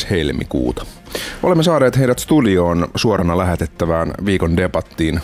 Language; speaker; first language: Finnish; native; Finnish